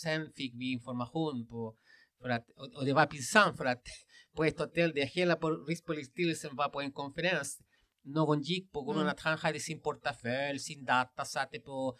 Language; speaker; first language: Swedish; non-native, fluent; Spanish